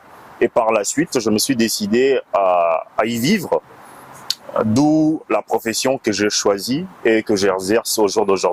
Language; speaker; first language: French; non-native, local second language; Lingala